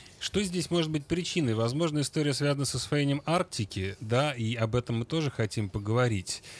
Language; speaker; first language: Russian; native; Russian